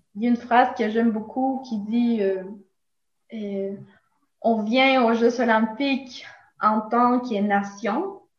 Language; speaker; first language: French; non-native, fluent; Spanish